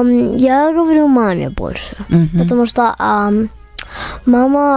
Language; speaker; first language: Russian; early bilingual, heritage; English